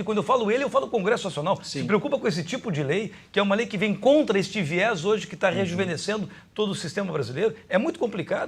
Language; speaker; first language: Portuguese; native; Portuguese